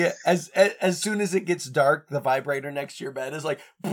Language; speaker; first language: English; native; English